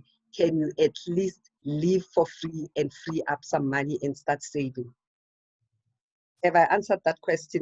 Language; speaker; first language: English; non-native, local second language; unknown